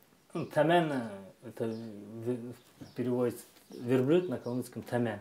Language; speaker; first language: Russian; non-native, local second language; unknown